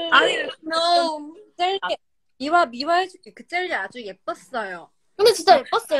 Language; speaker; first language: Korean; native; Korean